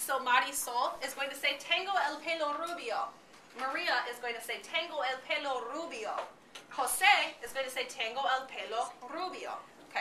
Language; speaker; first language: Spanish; non-native, fluent; English